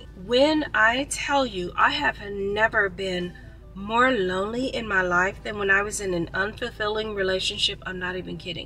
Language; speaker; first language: English; native; English